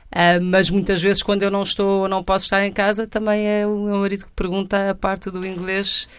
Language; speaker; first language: Portuguese; native; Portuguese